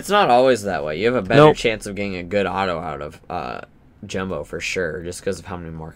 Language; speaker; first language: English; native; English